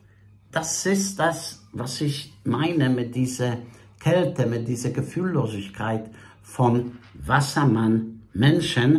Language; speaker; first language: German; non-native, fluent; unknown